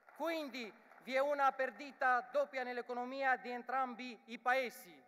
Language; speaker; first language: Italian; non-native, learner; Romanian